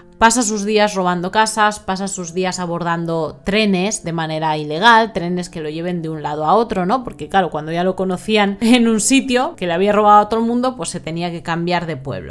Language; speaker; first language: Spanish; native; Spanish